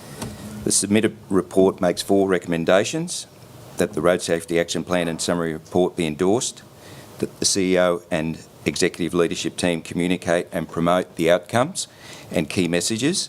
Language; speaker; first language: English; native; English